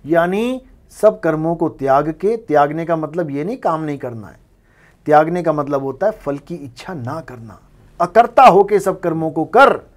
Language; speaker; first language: Hindi; non-native, local second language; Punjabi